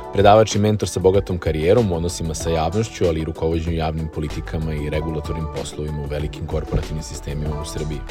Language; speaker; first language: Serbian; native; Serbian